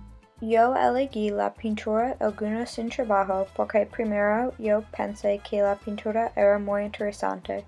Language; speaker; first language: Spanish; non-native, learner; English